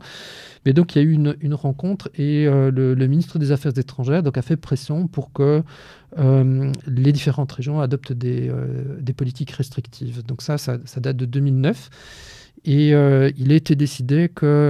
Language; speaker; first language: French; native; French